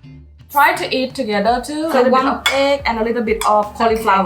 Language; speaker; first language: English; non-native, fluent; Thai